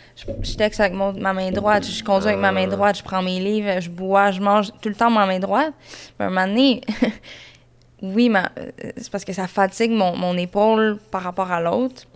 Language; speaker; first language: French; native; French